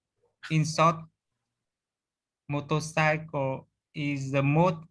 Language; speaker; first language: English; non-native, learner; Vietnamese